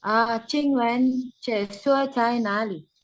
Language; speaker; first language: Chinese; non-native, learner; Indonesian